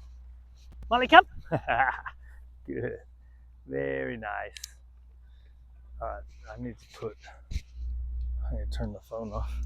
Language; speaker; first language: English; native; English